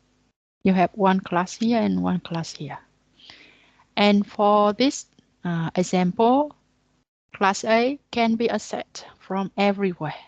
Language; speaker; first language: English; non-native, learner; Vietnamese